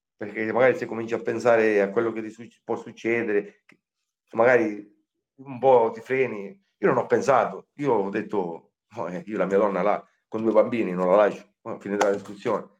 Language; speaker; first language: Italian; native; Italian